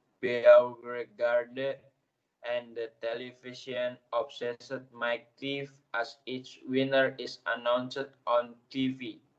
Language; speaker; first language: English; non-native, learner; Indonesian